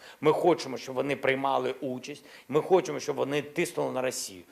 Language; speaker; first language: Ukrainian; non-native, local second language; Russian